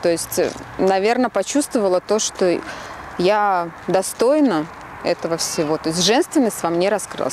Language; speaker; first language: Russian; native; Russian